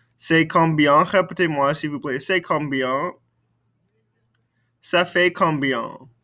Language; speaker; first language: French; non-native, fluent; English